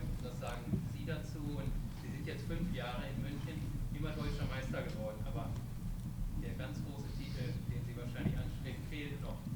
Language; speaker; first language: German; native; German